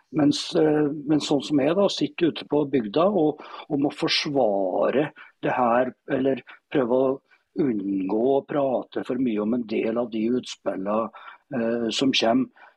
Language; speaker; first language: Norwegian; native; Norwegian